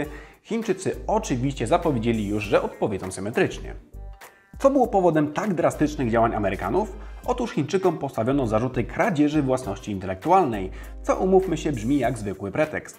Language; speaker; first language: Polish; native; Polish